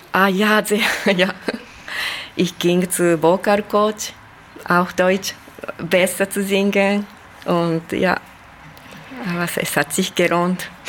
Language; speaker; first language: German; non-native, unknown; Japanese